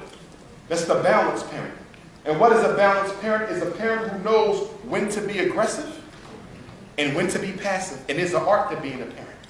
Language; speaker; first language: English; native; English